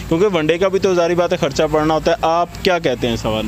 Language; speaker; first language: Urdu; non-native, local second language; Punjabi